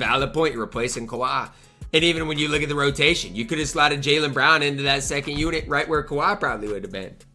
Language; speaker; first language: English; native; English